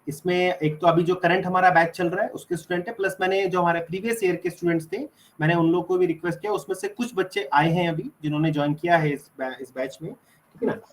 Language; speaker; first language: Hindi; native; Hindi